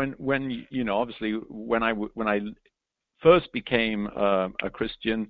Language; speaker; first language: English; native; English